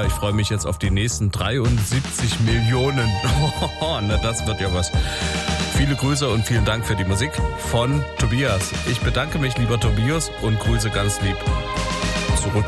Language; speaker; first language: German; native; German